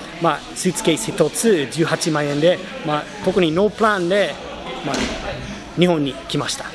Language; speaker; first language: Japanese; non-native, fluent; English